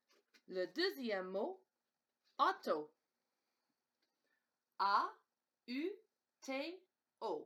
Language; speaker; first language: French; non-native, fluent; English